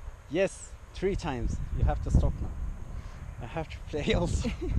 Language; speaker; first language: English; non-native, learner; Arabic